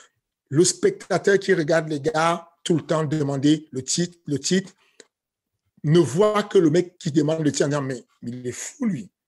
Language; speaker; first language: French; native; French